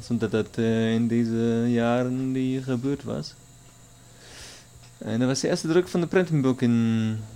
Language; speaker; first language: Dutch; non-native, learner; German